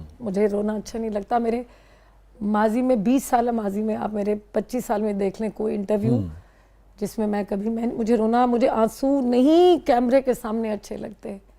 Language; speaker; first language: Urdu; non-native, local second language; Punjabi